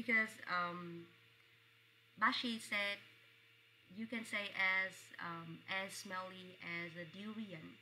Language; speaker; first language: English; non-native, fluent; Vietnamese